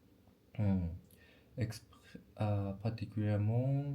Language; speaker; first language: French; non-native, learner; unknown